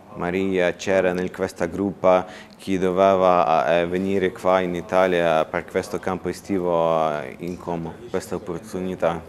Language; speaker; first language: Italian; non-native, learner; Ukrainian